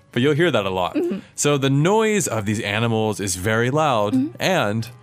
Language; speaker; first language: English; native; English